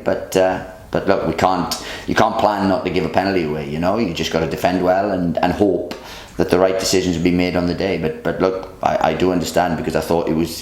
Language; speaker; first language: English; native; English